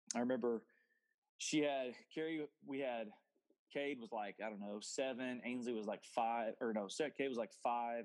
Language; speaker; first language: English; native; English